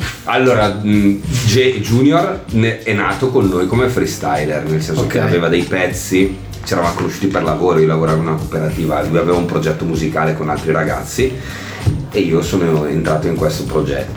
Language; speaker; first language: Italian; native; Italian